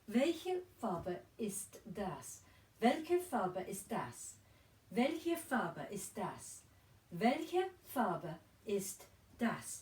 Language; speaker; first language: German; non-native, fluent; English